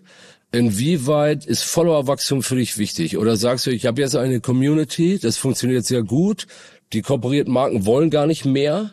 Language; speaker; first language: German; native; German